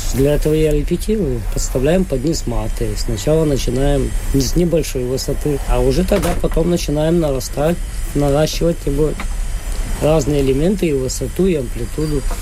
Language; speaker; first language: Russian; non-native, local second language; Ukrainian